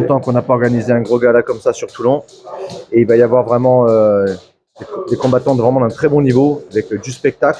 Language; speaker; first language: French; native; French